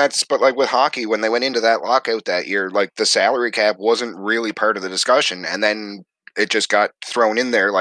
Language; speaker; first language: English; native; English